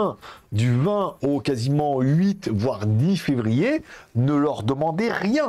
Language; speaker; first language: French; native; French